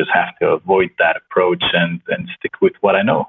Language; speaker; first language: English; non-native, fluent; Slovenian